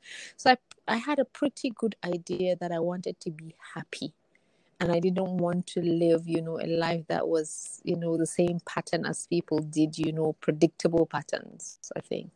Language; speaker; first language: English; non-native, local second language; Hausa